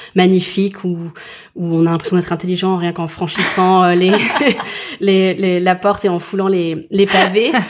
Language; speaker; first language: French; early bilingual, other home language; English